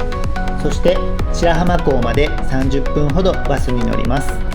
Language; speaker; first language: Japanese; native; Japanese